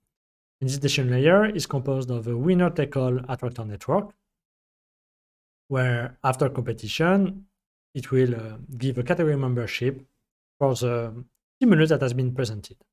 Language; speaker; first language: English; non-native, fluent; French